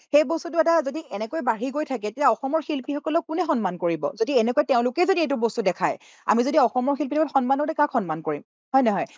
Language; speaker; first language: Assamese; native; Assamese